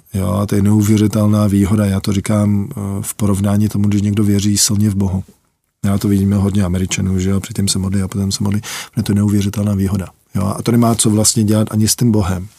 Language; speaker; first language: Czech; early bilingual, heritage; Czech